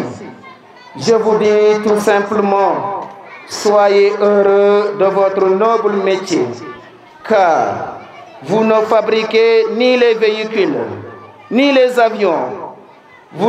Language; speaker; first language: French; non-native, local second language; Serer